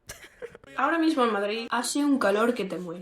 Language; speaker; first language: Spanish; non-native, fluent; English